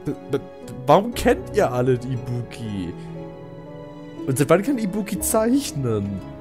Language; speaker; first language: German; native; German